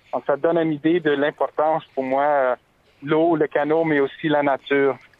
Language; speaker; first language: French; native; French